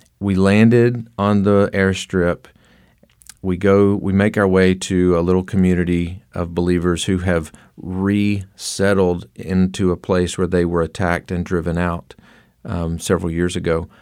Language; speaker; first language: English; native; English